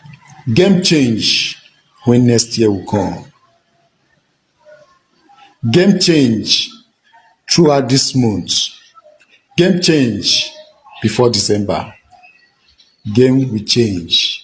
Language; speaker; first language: Nigerian Pidgin; non-native, local second language; Igbo